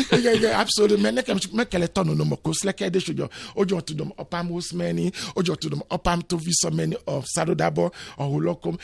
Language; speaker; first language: Hungarian; non-native, fluent; Yoruba